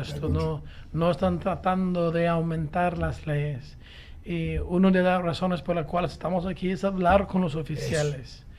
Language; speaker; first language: Spanish; non-native, fluent; English